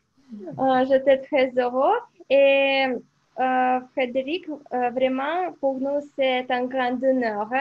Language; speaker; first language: French; non-native, learner; Russian